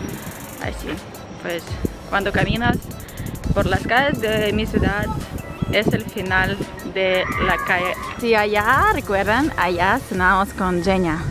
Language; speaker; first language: Spanish; non-native, fluent; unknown